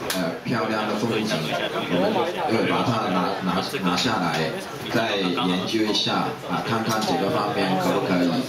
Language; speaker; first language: Chinese; non-native, local second language; Cantonese